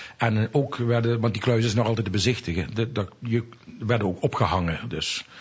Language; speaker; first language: Dutch; native; Dutch